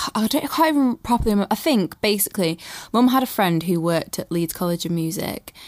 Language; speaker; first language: English; native; English